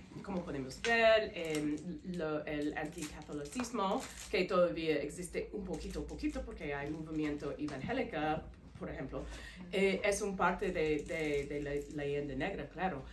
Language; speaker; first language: Spanish; non-native, fluent; English